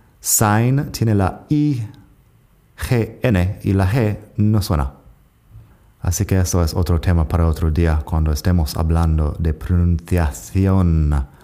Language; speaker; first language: Spanish; non-native, fluent; English